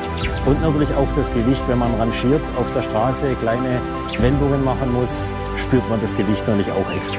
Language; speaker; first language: German; native; German